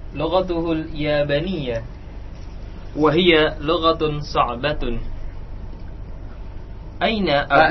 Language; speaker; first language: Arabic; non-native, learner; Indonesian